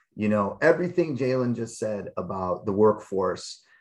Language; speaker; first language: English; native; English